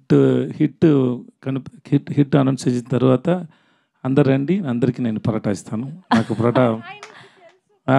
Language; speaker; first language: Telugu; non-native, learner; Tamil